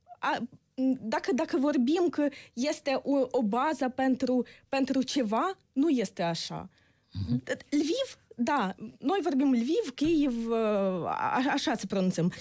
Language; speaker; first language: Romanian; non-native, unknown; Ukrainian